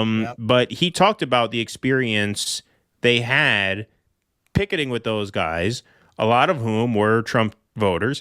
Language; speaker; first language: English; native; English